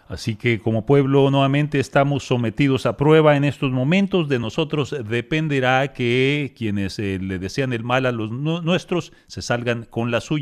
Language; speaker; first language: Spanish; native; Spanish